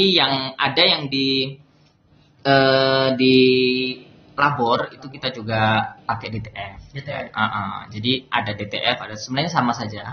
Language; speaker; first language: Indonesian; native; Indonesian